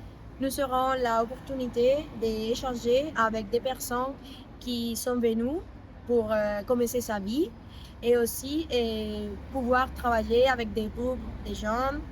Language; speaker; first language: French; non-native, fluent; Spanish